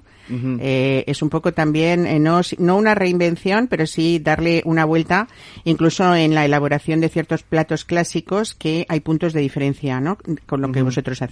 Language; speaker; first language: Spanish; native; Spanish